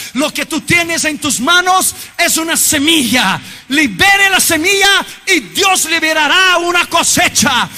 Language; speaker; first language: Spanish; non-native, fluent; Portuguese